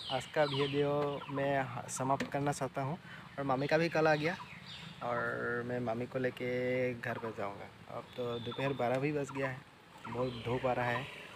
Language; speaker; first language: Hindi; non-native, local second language; Assamese